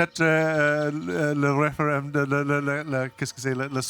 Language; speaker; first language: French; non-native, learner; English